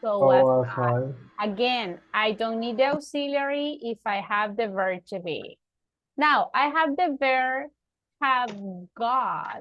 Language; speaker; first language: English; non-native, fluent; Spanish